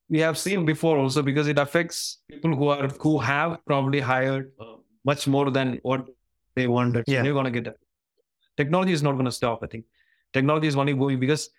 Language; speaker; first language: English; non-native, local second language; Malayalam